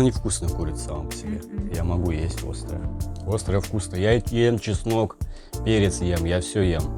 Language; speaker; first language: Russian; native; Russian